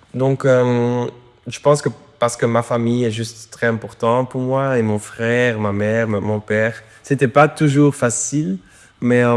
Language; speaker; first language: French; non-native, local second language; Dutch